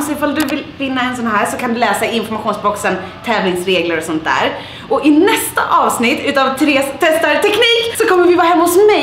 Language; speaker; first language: Swedish; native; Swedish